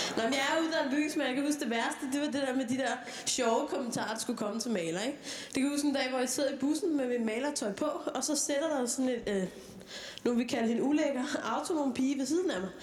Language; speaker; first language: Danish; native; Danish